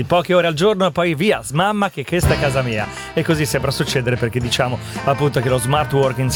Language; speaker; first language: Italian; native; Italian